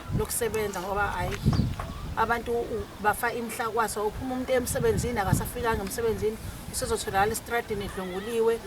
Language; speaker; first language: Zulu; native; Zulu